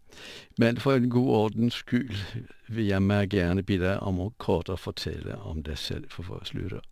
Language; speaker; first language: Danish; non-native, fluent; Polish